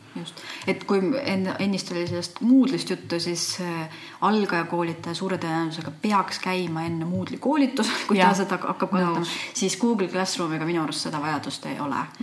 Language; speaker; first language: Estonian; native; Estonian